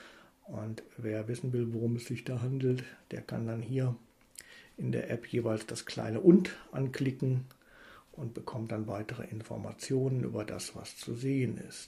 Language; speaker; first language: German; native; German